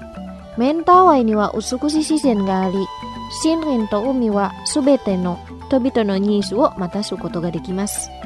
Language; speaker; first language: Japanese; non-native, fluent; Indonesian